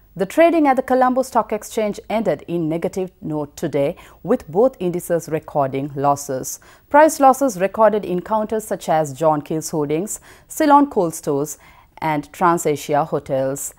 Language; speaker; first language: English; non-native, local second language; Sinhala